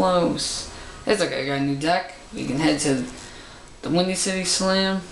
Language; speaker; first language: English; native; English